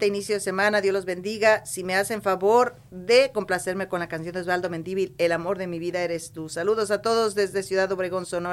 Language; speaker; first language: Spanish; native; Spanish